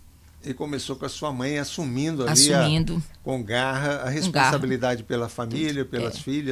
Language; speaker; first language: Portuguese; native; Portuguese